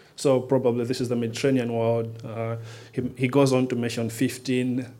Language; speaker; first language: English; non-native, local second language; Nyanja